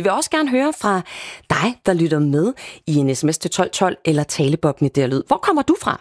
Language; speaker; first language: Danish; native; Danish